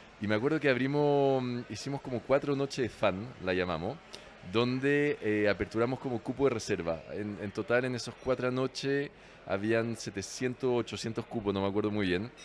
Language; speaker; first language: Spanish; non-native, fluent; French